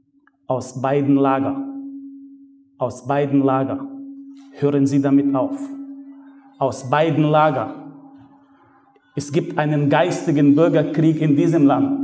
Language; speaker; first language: German; non-native, fluent; Arabic